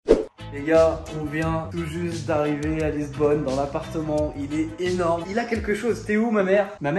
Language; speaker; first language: French; native; French